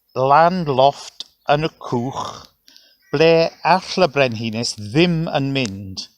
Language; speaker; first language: Welsh; non-native, local second language; English